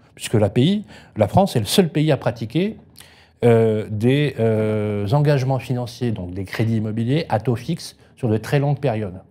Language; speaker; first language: French; native; French